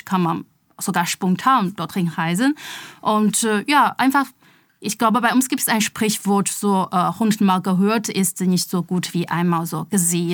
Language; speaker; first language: German; non-native, fluent; Chinese